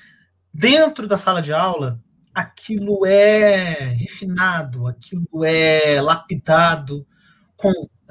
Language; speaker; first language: Portuguese; native; Portuguese